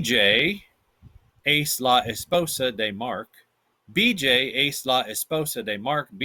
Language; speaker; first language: Spanish; non-native, fluent; English